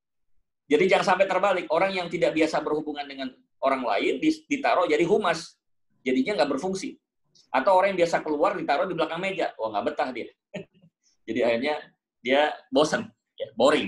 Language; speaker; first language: Indonesian; native; Indonesian